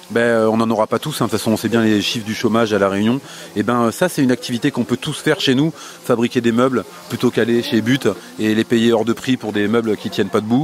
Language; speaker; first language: French; native; French